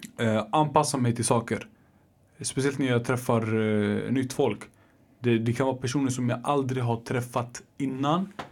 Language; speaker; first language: Swedish; early bilingual, other home language; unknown